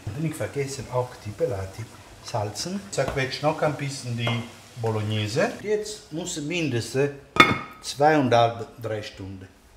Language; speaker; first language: German; non-native, fluent; Italian